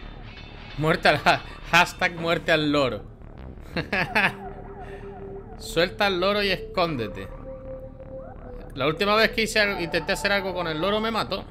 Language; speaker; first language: Spanish; native; Spanish